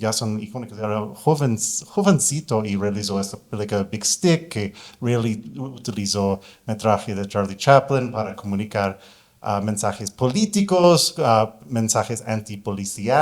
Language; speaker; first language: Spanish; non-native, fluent; English